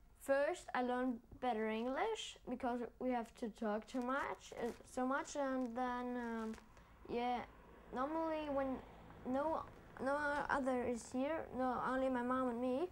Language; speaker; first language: English; non-native, learner; German